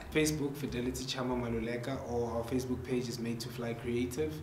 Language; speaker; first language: English; non-native, local second language; Tsonga